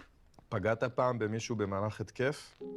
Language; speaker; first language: Hebrew; native; Hebrew